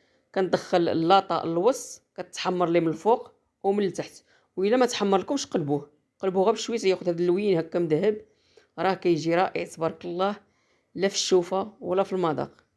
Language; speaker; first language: Arabic; native; Arabic